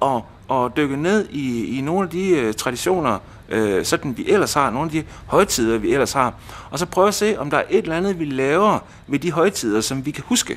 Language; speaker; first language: Danish; native; Danish